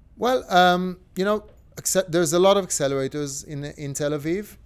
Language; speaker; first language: English; non-native, fluent; Hebrew